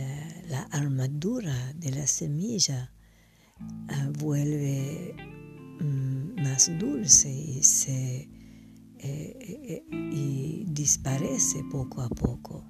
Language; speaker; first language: Spanish; non-native, fluent; English